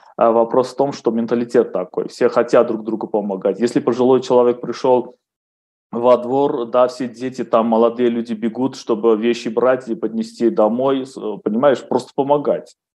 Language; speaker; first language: Russian; non-native, local second language; Armenian